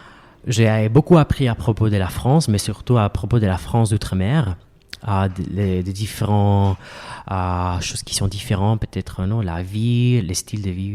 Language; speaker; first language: French; non-native, fluent; Spanish